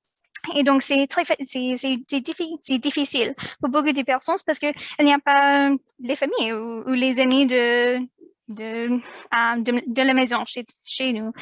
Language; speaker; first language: French; non-native, learner; English